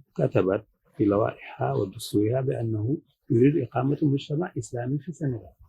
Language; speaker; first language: Arabic; non-native, fluent; Wolof